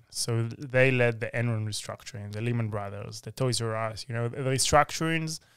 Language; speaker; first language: English; non-native, fluent; Hebrew